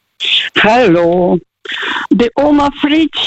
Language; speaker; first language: German; non-native, fluent; Russian